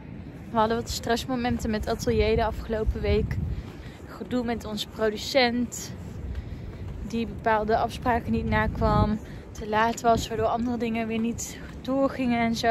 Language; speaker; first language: Dutch; native; Dutch